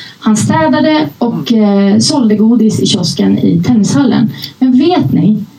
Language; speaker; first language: Swedish; early bilingual, other home language; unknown